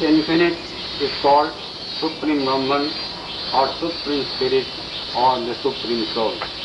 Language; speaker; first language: English; non-native, local second language; Bangla